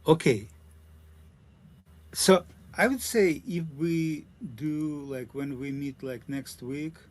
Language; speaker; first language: English; non-native, learner; Russian